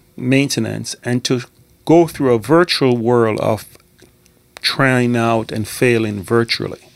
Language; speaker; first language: English; native; English